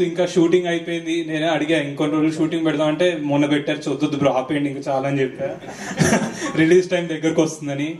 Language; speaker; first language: Telugu; native; Telugu